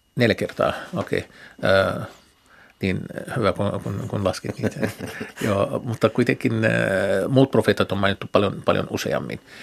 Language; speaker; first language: Finnish; non-native, fluent; Arabic